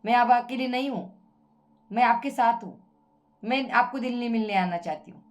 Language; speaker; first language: Hindi; non-native, local second language; Marathi